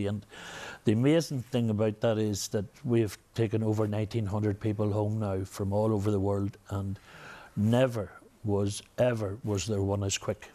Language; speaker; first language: English; native; English